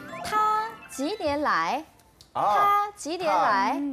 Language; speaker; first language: Chinese; non-native, fluent; Korean